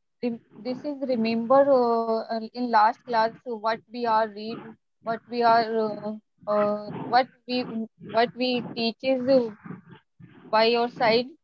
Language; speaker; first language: English; non-native, learner; Hindi